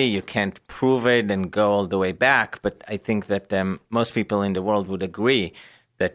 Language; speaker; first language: English; non-native, fluent; Hebrew